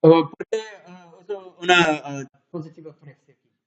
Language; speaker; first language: Spanish; non-native, learner; English